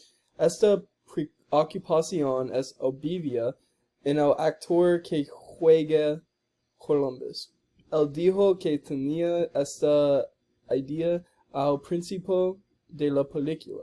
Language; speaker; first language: Spanish; non-native, learner; English